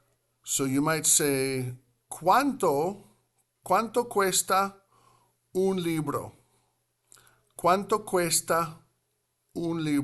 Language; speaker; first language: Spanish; non-native, fluent; English